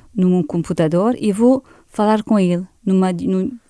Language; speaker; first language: Portuguese; non-native, fluent; French